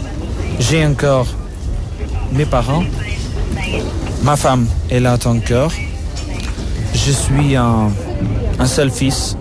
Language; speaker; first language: French; non-native, fluent; Portuguese